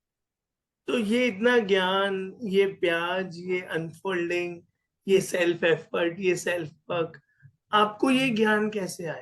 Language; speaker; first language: Hindi; native; Hindi